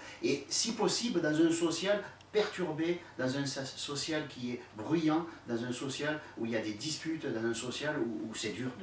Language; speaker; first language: French; native; French